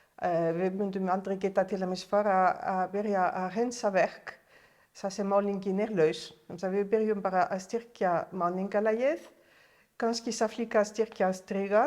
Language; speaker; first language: Icelandic; non-native, fluent; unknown